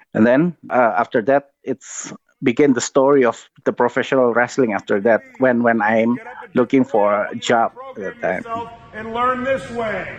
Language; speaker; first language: English; non-native, fluent; Indonesian